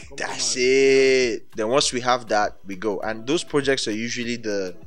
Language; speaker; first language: English; non-native, local second language; Yoruba